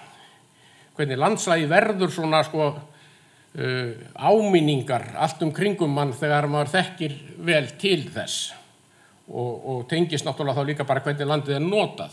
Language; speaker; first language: Icelandic; native; Icelandic